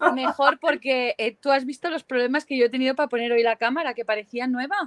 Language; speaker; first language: Spanish; native; Spanish